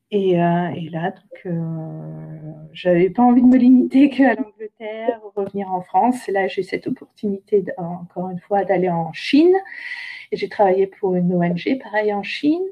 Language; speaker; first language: French; native; French